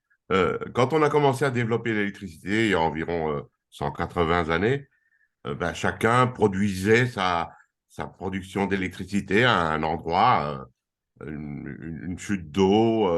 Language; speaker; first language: French; native; French